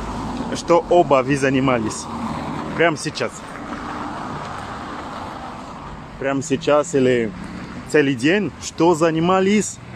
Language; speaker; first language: Russian; non-native, learner; French